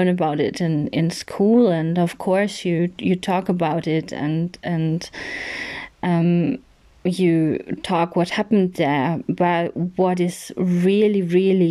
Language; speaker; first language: English; non-native, fluent; German